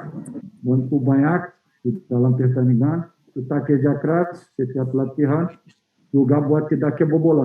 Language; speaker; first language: Indonesian; non-native, fluent; Portuguese